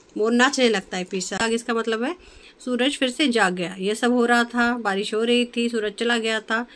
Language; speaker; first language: Hindi; non-native, local second language; Marathi